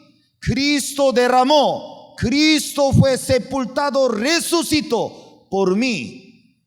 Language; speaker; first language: Spanish; non-native, fluent; Korean